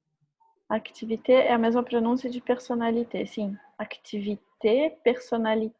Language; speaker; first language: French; non-native, fluent; Portuguese